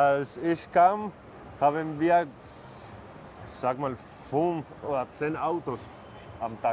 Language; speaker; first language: German; non-native, fluent; Spanish